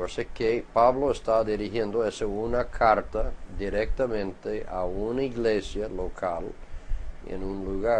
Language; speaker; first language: Spanish; non-native, fluent; English